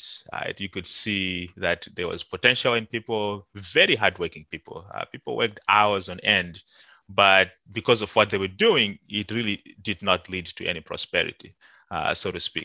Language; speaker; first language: English; non-native, local second language; Shona